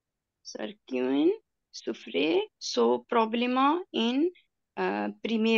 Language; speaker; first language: Spanish; non-native, learner; Urdu